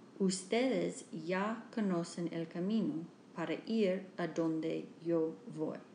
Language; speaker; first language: Spanish; non-native, learner; English